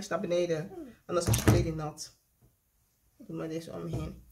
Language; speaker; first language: Dutch; non-native, fluent; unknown